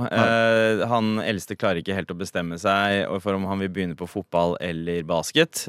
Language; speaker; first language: Norwegian; early bilingual, other home language; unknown